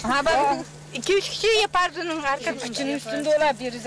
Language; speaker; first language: Turkish; native; Turkish